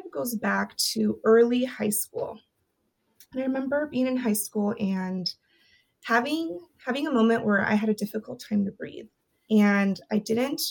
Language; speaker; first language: English; early bilingual, other home language; Spanish